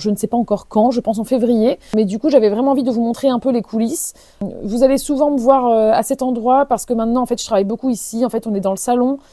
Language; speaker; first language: French; native; French